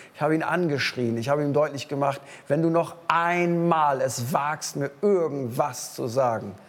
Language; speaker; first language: German; native; German